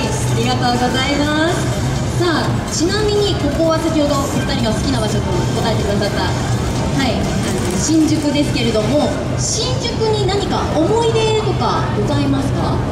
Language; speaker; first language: Japanese; native; Japanese